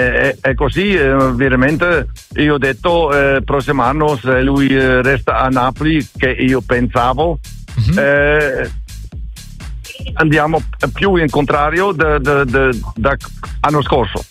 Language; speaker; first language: Italian; non-native, learner; Dutch